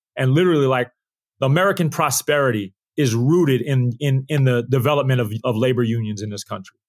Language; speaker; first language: English; native; English